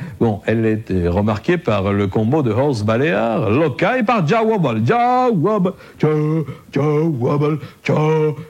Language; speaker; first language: French; native; French